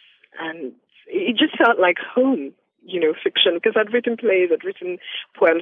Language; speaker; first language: English; non-native, local second language; Yoruba